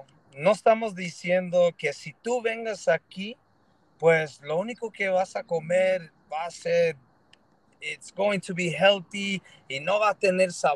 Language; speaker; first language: Spanish; early bilingual, heritage; Spanish